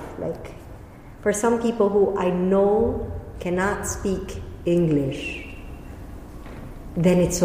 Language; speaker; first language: English; native; English